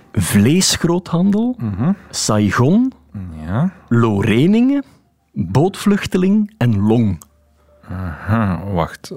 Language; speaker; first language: Dutch; native; Dutch